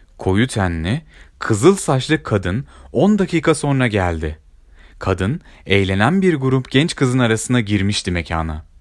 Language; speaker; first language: Turkish; native; Turkish